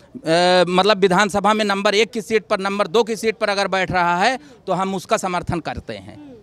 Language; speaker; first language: Hindi; native; Hindi